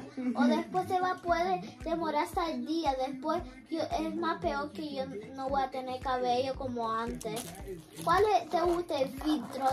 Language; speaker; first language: Spanish; early bilingual, heritage; Spanish